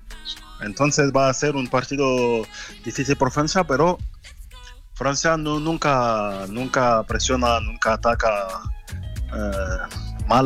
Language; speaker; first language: Spanish; non-native, fluent; French